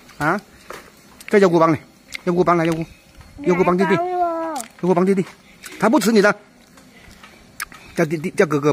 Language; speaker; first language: Chinese; native; Chinese